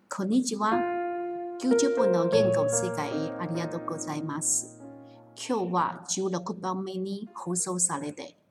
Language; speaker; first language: Japanese; non-native, fluent; Chinese